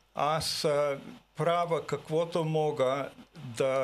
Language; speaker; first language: Bulgarian; early bilingual, heritage; Bulgarian